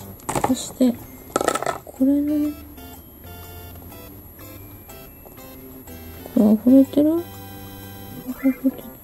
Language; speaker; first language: Japanese; native; Japanese